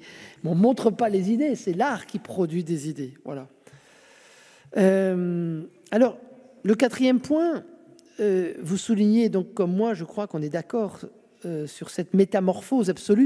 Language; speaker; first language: French; native; French